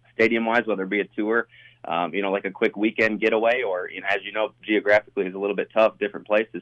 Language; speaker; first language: English; native; English